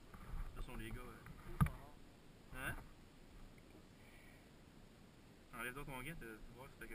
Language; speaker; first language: French; native; French